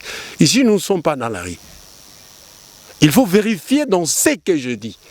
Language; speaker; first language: French; non-native, local second language; Kongo